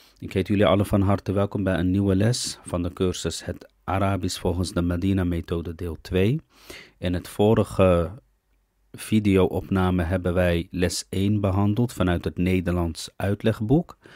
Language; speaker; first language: Dutch; early bilingual, other home language; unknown